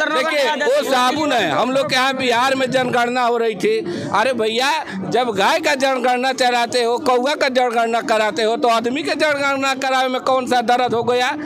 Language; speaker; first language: Hindi; native; Hindi